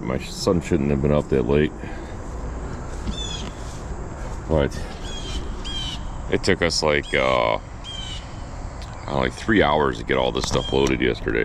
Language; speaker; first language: English; native; English